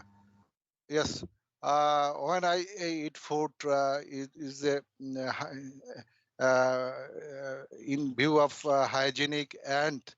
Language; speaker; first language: English; non-native, learner; Bangla